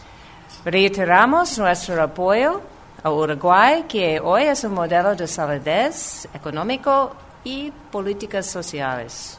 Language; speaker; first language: Spanish; non-native, fluent; English